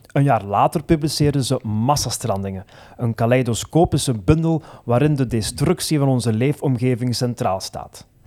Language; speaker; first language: Dutch; native; Dutch